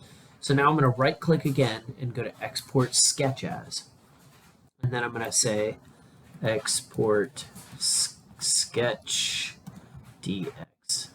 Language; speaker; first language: English; native; English